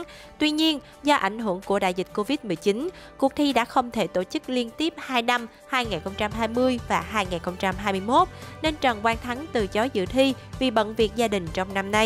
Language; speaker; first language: Vietnamese; native; Vietnamese